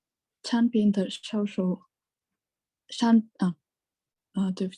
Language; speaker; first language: Chinese; non-native, learner; Indonesian